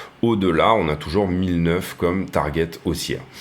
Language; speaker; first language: French; native; French